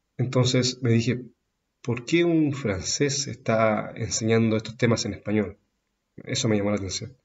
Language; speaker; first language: Spanish; native; Spanish